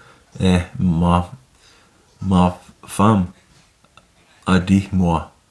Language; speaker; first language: French; non-native, learner; Finnish